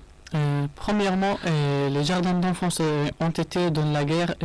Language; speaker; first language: French; non-native, learner; Arabic